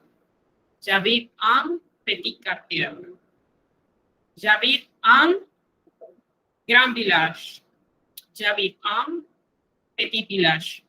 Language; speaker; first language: French; non-native, fluent; Spanish